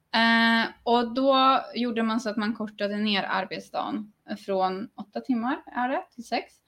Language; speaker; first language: Swedish; early bilingual, other home language; Polish